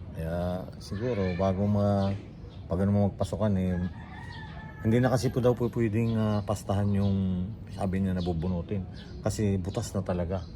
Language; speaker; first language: Filipino; native; Filipino